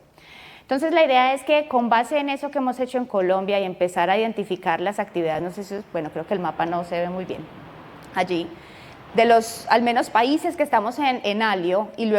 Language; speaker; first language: Spanish; native; Spanish